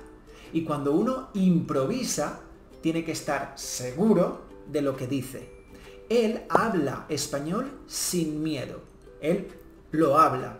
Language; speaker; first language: Spanish; native; Spanish